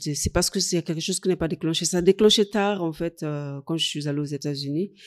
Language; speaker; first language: French; non-native, fluent; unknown